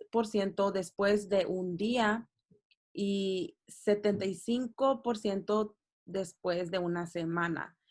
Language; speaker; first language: Spanish; early bilingual, heritage; Spanish